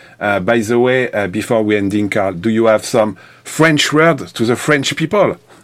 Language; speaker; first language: English; non-native, learner; French